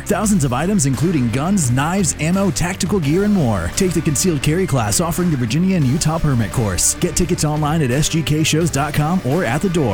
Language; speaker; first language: English; native; English